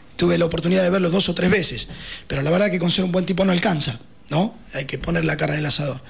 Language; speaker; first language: Spanish; native; Spanish